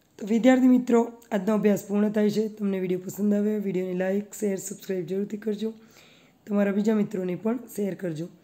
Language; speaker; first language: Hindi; non-native, local second language; Gujarati